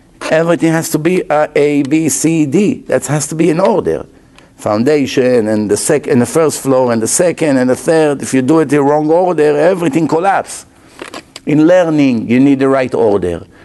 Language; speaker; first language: English; non-native, fluent; Hebrew